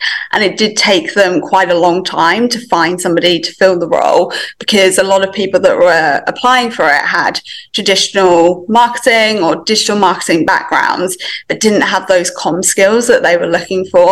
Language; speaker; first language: English; native; English